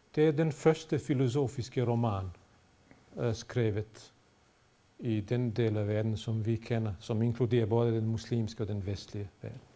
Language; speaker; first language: Danish; non-native, fluent; Bosnian